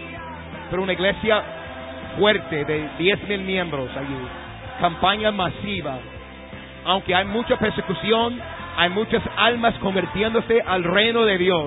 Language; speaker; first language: Spanish; non-native, fluent; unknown